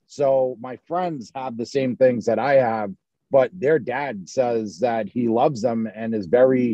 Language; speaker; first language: English; native; English